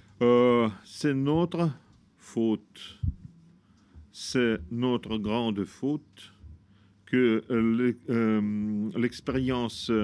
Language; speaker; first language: French; non-native, fluent; Russian